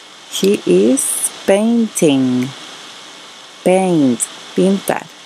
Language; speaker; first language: English; non-native, fluent; Spanish